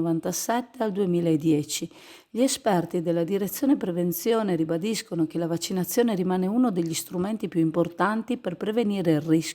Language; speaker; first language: Italian; native; Italian